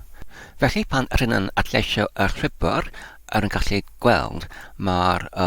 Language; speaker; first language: Welsh; non-native, learner; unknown